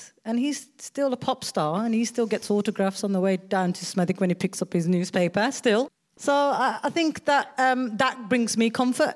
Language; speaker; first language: English; native; English